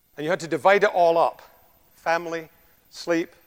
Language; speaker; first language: English; native; English